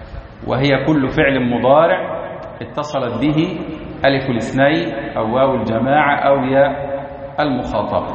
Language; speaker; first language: Arabic; native; Arabic